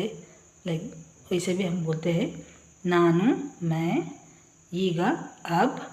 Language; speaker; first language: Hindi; non-native, local second language; Kannada